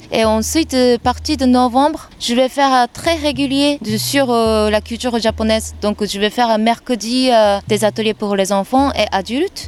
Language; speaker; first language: French; non-native, fluent; Japanese